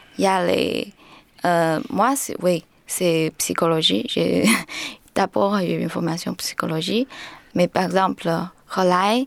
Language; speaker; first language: French; non-native, learner; Chinese